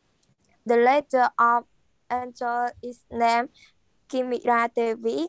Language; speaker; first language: English; non-native, learner; Khmer